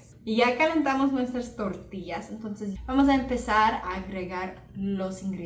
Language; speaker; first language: Spanish; early bilingual, heritage; Spanish